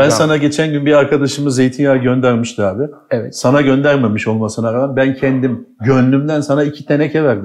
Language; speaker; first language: Turkish; native; Turkish